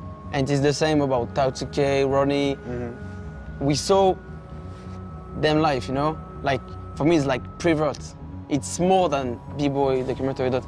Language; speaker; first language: English; non-native, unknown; French